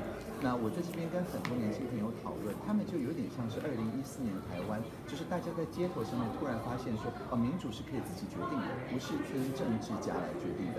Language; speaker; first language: Chinese; native; Chinese